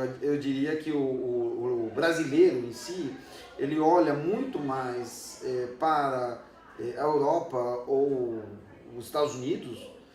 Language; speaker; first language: Portuguese; non-native, fluent; Spanish